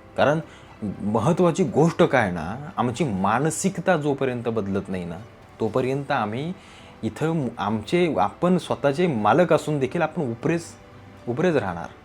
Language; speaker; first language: Marathi; native; Marathi